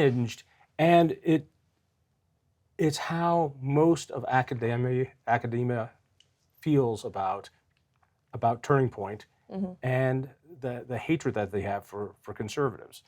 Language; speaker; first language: English; native; English